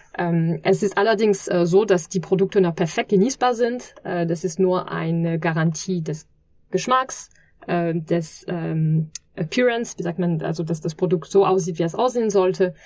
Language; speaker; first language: German; non-native, fluent; French